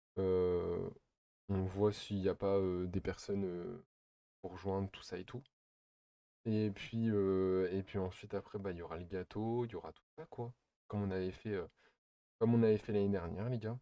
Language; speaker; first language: French; native; French